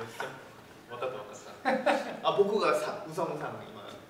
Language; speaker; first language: Japanese; non-native, learner; Korean